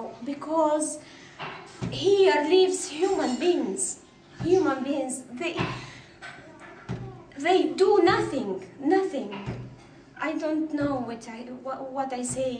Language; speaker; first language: English; non-native, learner; Arabic